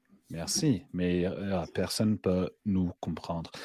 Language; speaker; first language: French; non-native, learner; English